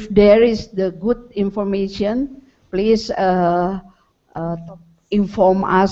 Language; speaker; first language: English; non-native, learner; Indonesian